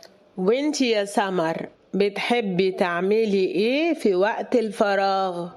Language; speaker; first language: Egyptian Arabic; native; Egyptian Arabic